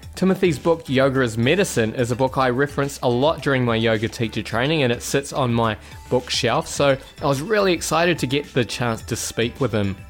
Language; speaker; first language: English; native; English